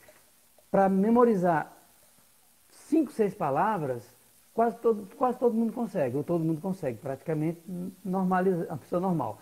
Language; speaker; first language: Portuguese; native; Portuguese